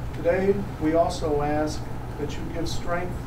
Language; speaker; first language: English; native; English